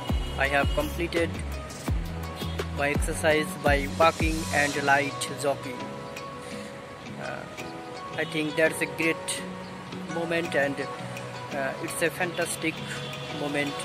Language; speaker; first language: English; non-native, learner; Bangla